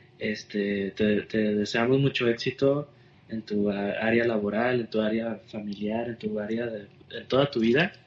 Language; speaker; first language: Spanish; native; Spanish